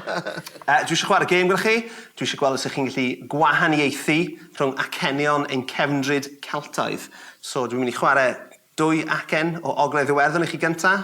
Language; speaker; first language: Welsh; native; Welsh